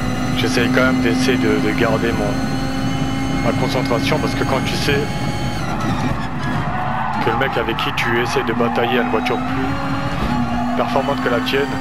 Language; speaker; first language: French; native; French